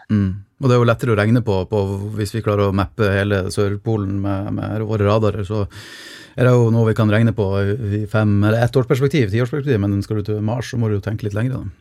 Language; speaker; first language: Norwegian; native; Norwegian